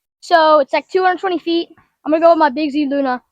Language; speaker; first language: English; native; English